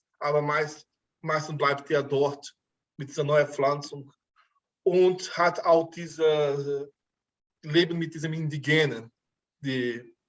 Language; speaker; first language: German; non-native, fluent; Portuguese